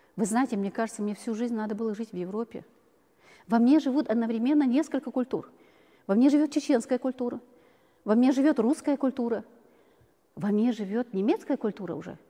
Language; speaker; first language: Russian; non-native, local second language; Chechen